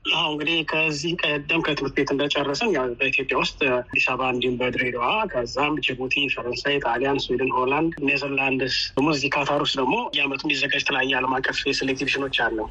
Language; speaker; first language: Amharic; native; Amharic